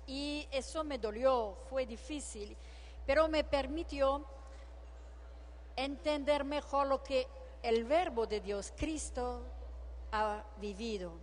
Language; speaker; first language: Spanish; non-native, fluent; French